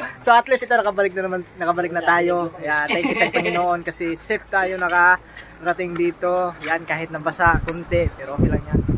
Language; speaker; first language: Filipino; non-native, local second language; Cebuano